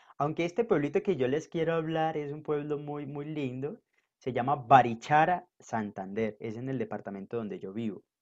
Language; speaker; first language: Spanish; native; Spanish